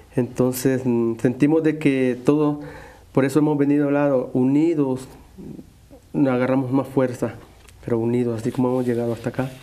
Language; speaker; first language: Spanish; native; Spanish